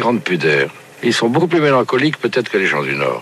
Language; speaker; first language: French; native; French